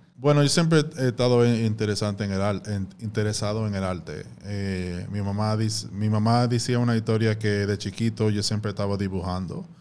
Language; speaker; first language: Spanish; early bilingual, heritage; Spanish